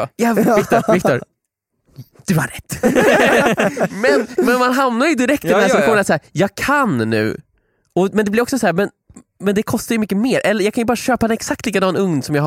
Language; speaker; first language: Swedish; native; Swedish